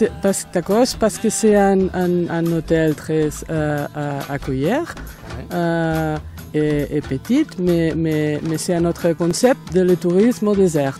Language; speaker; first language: French; non-native, learner; Catalan